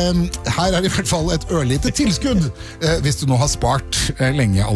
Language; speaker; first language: Norwegian; native; Norwegian